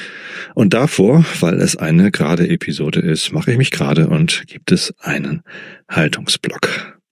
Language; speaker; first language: German; native; German